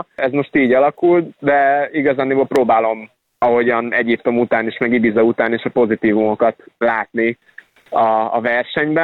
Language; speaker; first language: Hungarian; native; Hungarian